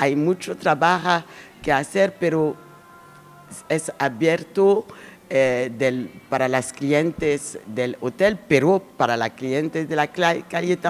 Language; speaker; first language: Spanish; non-native, learner; French